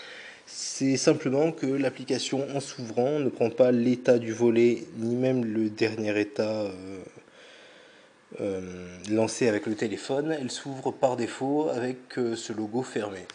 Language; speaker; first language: French; native; French